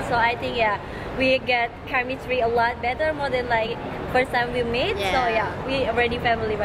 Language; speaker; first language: English; non-native, learner; Indonesian